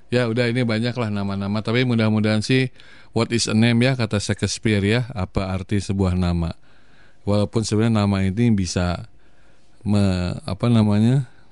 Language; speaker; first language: Indonesian; non-native, local second language; Sundanese